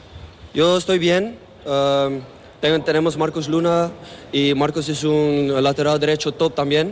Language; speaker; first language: Spanish; non-native, learner; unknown